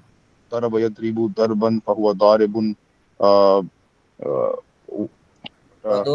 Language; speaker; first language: Arabic; non-native, learner; Urdu